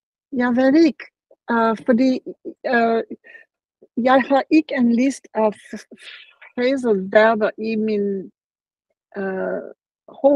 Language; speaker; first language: Danish; non-native, learner; English